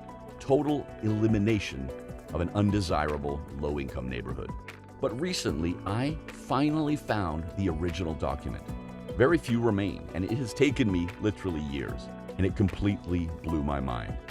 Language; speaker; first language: English; native; English